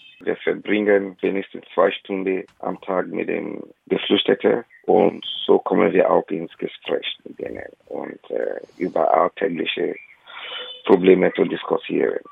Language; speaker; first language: German; non-native, fluent; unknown